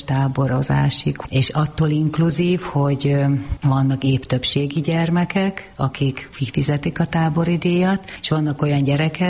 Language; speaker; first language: Hungarian; native; Hungarian